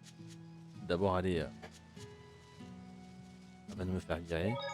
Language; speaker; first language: French; native; French